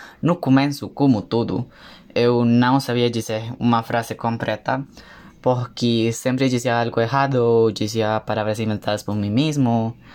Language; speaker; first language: Portuguese; non-native, learner; Spanish